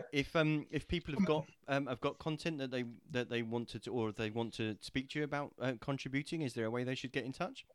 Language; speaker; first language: English; native; English